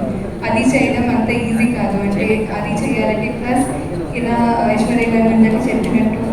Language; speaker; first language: Telugu; non-native, fluent; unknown